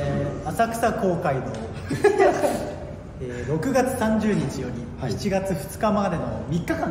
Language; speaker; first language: Japanese; native; Japanese